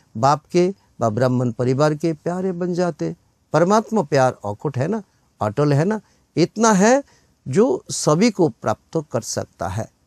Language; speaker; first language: Hindi; non-native, local second language; Bangla